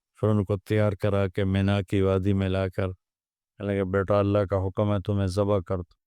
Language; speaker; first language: Urdu; non-native, local second language; Punjabi